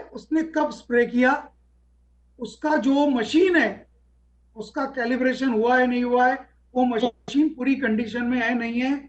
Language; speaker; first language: Hindi; non-native, local second language; Marathi